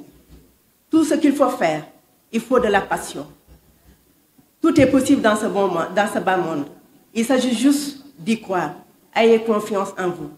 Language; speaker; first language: French; non-native, local second language; Wolof